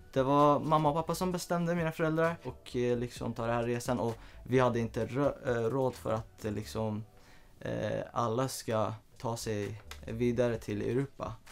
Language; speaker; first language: Swedish; non-native, fluent; Persian